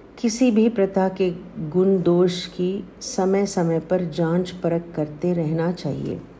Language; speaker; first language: Hindi; non-native, local second language; Tamil